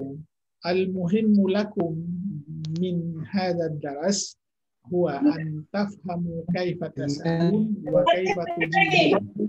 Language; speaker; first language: Arabic; non-native, fluent; Indonesian